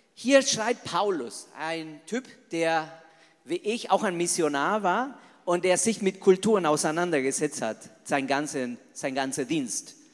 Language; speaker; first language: German; non-native, fluent; Spanish